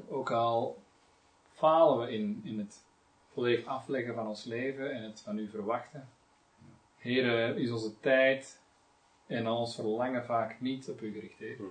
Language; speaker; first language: Dutch; native; Dutch